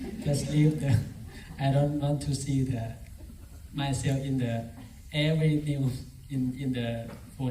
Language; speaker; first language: English; non-native, learner; Thai